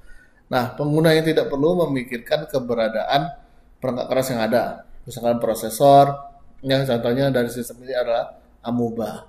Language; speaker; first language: Indonesian; native; Indonesian